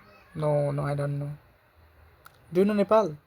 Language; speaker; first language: English; non-native, local second language; Nepali